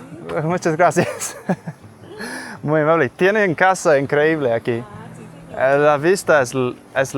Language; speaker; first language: Spanish; non-native, learner; English